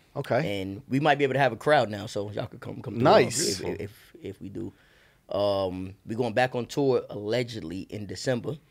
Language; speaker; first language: English; native; English